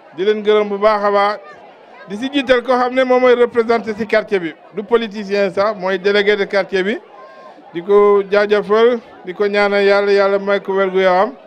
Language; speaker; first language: Wolof; non-native, local second language; Fula